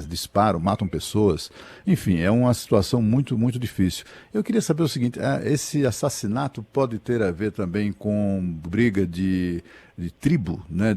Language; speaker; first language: Portuguese; native; Portuguese